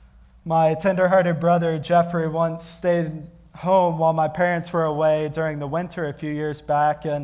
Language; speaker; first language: English; native; English